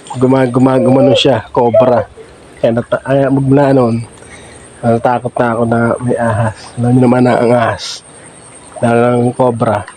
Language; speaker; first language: Filipino; native; Filipino